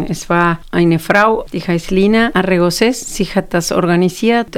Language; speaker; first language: German; non-native, fluent; Spanish